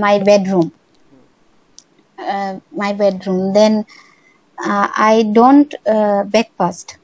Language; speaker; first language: English; non-native, learner; Bangla